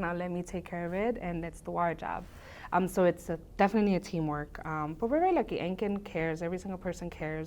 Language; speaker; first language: English; early bilingual, other home language; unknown